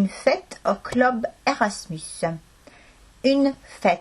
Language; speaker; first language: French; non-native, fluent; Estonian